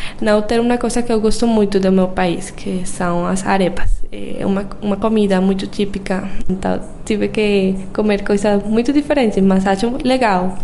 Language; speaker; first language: Portuguese; non-native, learner; Spanish